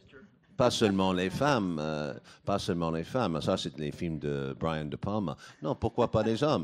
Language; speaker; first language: French; non-native, fluent; English